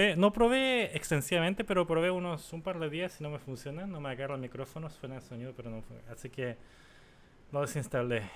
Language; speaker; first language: Spanish; non-native, fluent; Korean